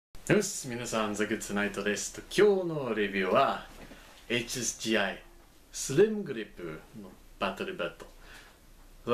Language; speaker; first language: Japanese; non-native, fluent; English